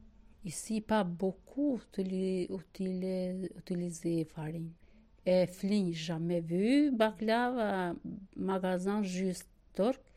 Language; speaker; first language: French; non-native, learner; Albanian